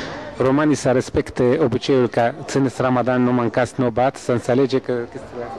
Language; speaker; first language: Romanian; non-native, learner; Arabic